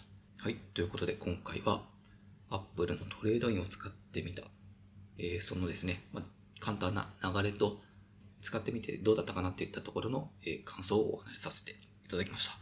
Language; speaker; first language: Japanese; native; Japanese